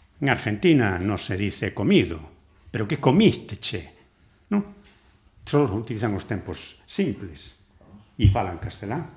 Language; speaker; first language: Galician; non-native, local second language; Spanish